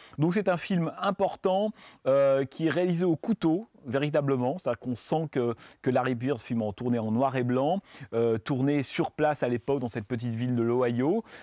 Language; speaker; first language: French; native; French